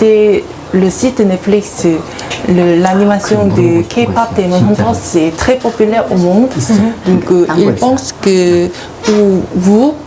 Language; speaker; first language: French; non-native, learner; Korean